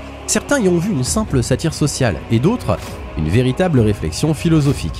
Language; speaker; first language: French; native; French